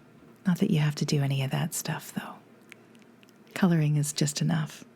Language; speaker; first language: English; native; English